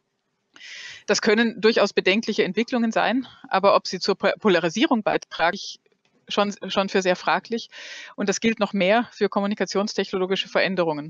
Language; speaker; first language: German; native; German